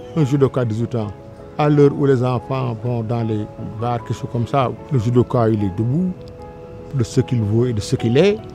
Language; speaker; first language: French; non-native, local second language; Wolof